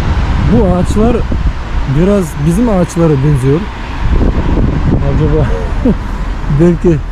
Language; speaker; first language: Turkish; non-native, learner; Bashkir